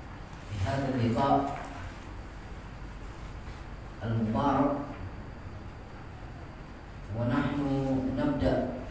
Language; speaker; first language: Arabic; non-native, fluent; Indonesian